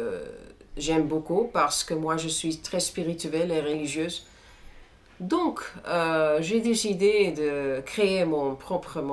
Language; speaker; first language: French; non-native, fluent; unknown